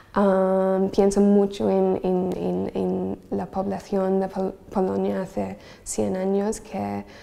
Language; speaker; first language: Spanish; non-native, learner; English